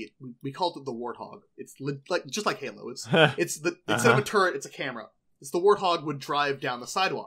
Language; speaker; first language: English; native; English